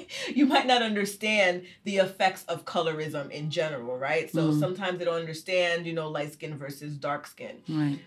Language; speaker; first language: English; early bilingual, other home language; Haitian Creole